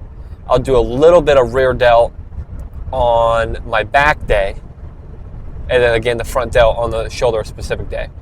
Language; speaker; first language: English; native; English